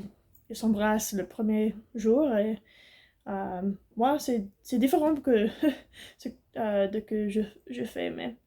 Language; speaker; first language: French; non-native, learner; English